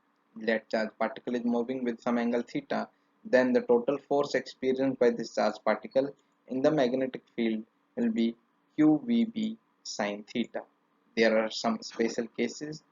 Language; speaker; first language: English; non-native, local second language; Hindi